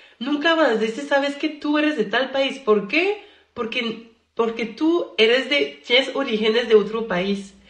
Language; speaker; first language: Spanish; non-native, fluent; French